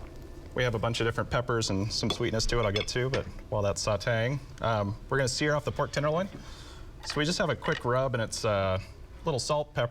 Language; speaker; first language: English; native; English